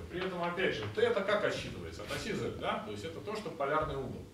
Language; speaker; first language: Russian; native; Russian